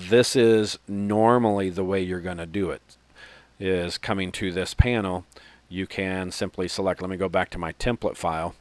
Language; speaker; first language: English; native; English